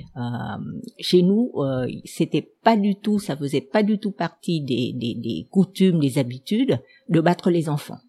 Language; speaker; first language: French; non-native, fluent; Vietnamese